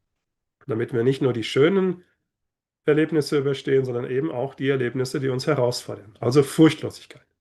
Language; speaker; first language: German; native; German